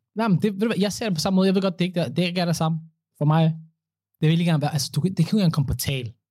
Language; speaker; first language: Danish; early bilingual, other home language; Somali